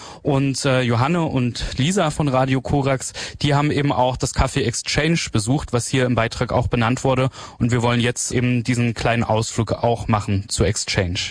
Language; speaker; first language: German; native; German